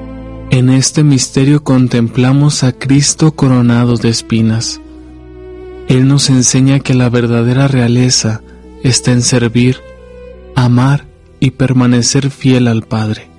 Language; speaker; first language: Spanish; native; Spanish